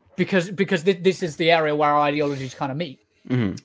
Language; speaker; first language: English; native; English